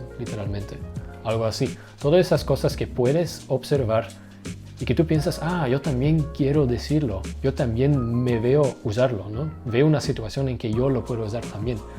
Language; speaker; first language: Spanish; non-native, fluent; Dutch